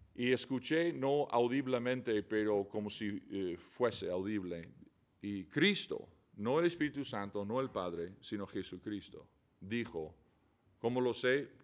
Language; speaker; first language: Spanish; non-native, fluent; English